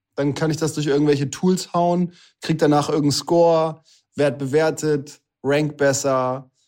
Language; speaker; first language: German; native; German